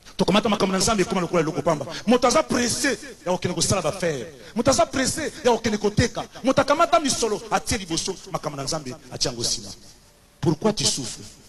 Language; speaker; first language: Lingala; native; Lingala